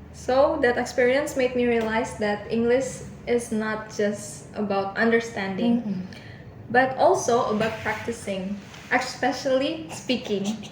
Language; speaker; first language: English; non-native, learner; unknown